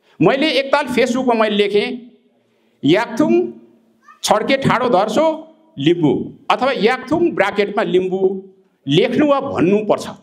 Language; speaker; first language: Nepali; non-native, local second language; Limbu